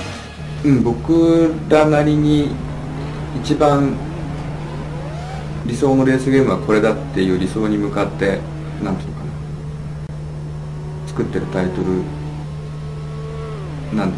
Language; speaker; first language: Japanese; native; Japanese